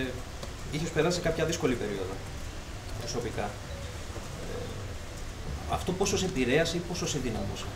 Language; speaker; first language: Greek; native; Greek